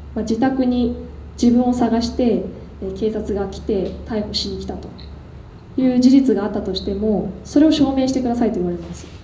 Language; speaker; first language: Japanese; native; Japanese